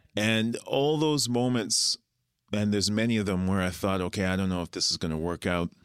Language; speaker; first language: English; native; English